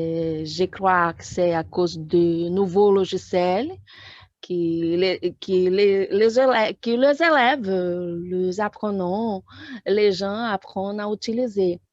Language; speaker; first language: French; non-native, fluent; Portuguese